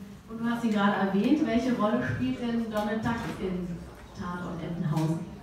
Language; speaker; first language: German; native; German